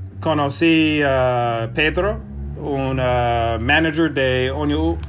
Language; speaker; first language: Spanish; non-native, learner; English